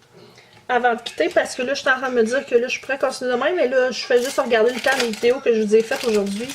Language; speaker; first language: French; native; French